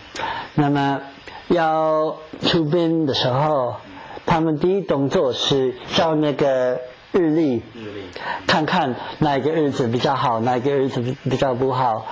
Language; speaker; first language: Chinese; non-native, fluent; English